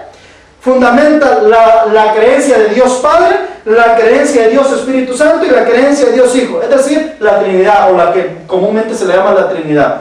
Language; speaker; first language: Spanish; native; Spanish